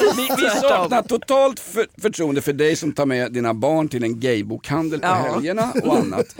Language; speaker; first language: Swedish; native; Swedish